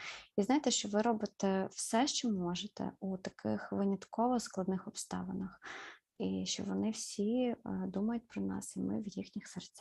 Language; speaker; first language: Ukrainian; native; Ukrainian